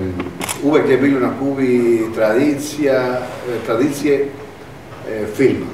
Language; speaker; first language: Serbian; non-native, fluent; Spanish